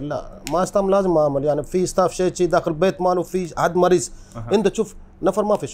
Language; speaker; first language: Arabic; non-native, learner; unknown